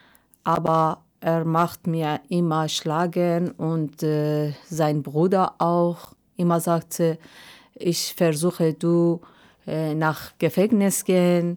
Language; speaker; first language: German; non-native, learner; Persian